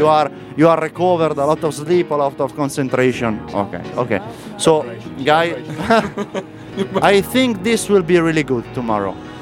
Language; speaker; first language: English; non-native, fluent; Italian